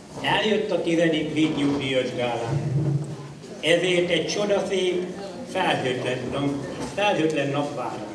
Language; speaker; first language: Hungarian; native; Hungarian